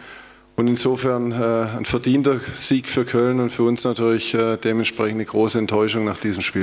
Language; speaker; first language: German; native; German